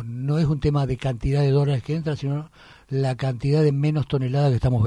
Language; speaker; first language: Spanish; native; Spanish